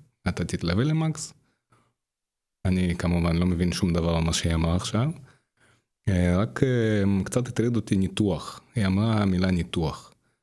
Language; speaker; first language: Hebrew; non-native, fluent; Russian